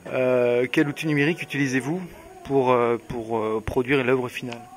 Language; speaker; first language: French; native; French